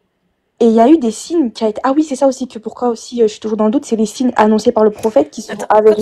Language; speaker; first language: French; native; French